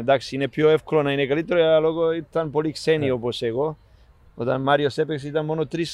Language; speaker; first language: Greek; non-native, learner; Serbian